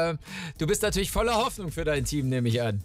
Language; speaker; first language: German; native; German